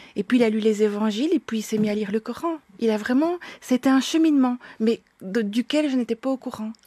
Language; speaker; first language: French; native; French